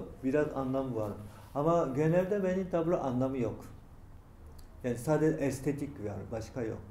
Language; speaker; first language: Turkish; non-native, learner; Japanese